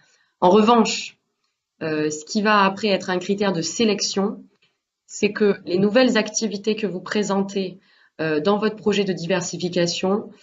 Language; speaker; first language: French; native; French